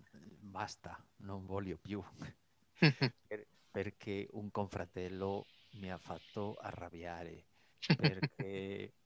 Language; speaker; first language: Italian; non-native, fluent; Spanish